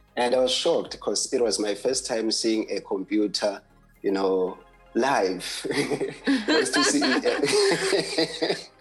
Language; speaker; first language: English; non-native, local second language; Zulu